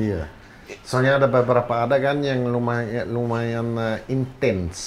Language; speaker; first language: Indonesian; non-native, fluent; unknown